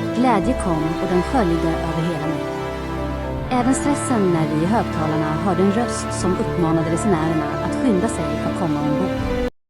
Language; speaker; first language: Swedish; non-native, fluent; Croatian